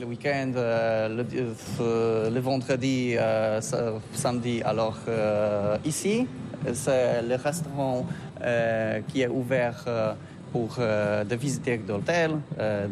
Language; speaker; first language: French; non-native, learner; Polish